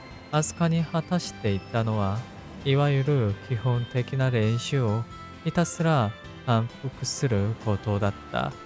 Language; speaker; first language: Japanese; non-native, learner; Korean